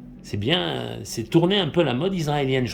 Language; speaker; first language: French; native; French